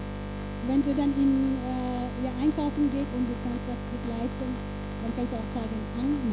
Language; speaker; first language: German; non-native, fluent; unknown